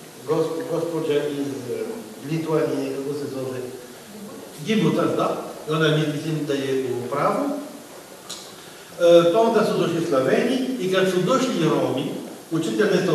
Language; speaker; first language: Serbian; non-native, fluent; French